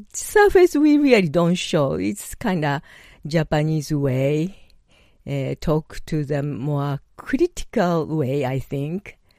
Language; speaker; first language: English; non-native, learner; Japanese